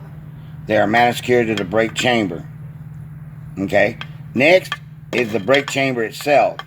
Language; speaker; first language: English; native; English